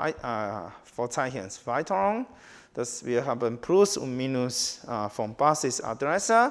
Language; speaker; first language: German; non-native, learner; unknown